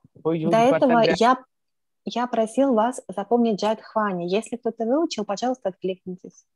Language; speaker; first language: Russian; native; Russian